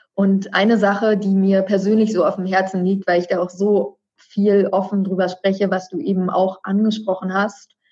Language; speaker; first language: German; native; German